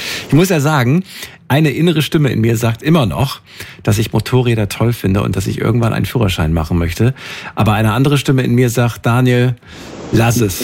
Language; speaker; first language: German; native; German